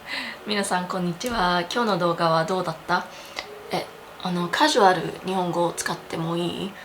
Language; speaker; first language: Japanese; non-native, fluent; English